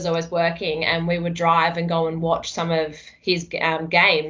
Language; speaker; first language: English; native; English